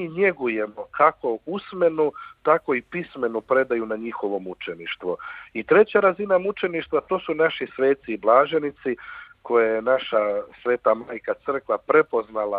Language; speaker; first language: Croatian; native; Croatian